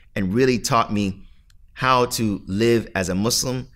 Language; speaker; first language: English; native; English